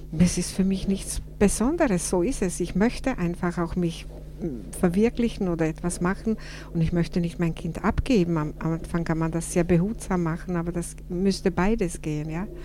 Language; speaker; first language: German; non-native, fluent; Slovak